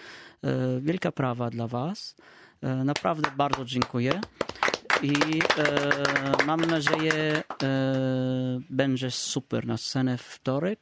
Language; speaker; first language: Polish; non-native, learner; Arabic